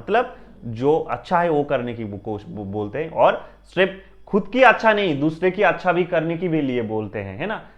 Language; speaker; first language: Hindi; non-native, local second language; Bangla